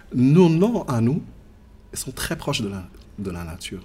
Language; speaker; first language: French; non-native, local second language; Tachelhit